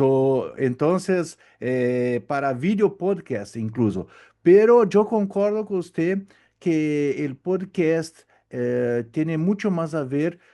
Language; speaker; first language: Spanish; non-native, learner; Portuguese